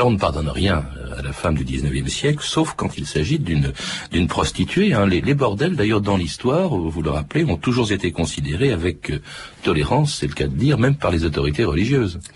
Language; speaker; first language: French; native; French